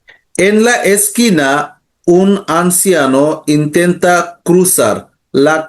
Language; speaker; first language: Spanish; non-native, learner; Bangla